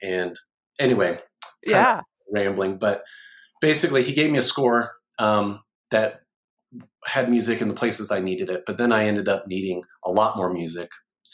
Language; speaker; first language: English; native; English